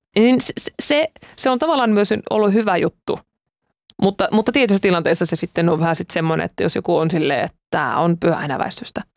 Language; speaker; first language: Finnish; native; Finnish